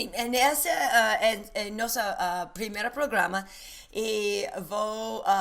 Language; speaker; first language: Portuguese; non-native, learner; English